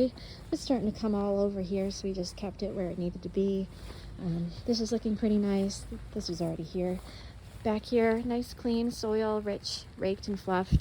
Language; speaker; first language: English; native; English